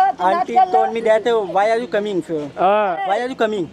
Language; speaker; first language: English; non-native, learner; Hindi